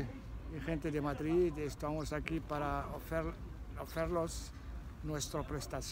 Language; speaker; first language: Spanish; non-native, learner; Arabic